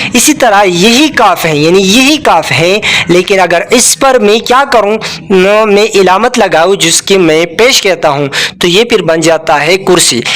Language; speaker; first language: Urdu; non-native, local second language; Pashto